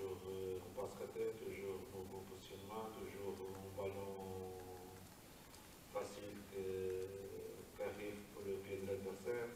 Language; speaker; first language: French; non-native, learner; Portuguese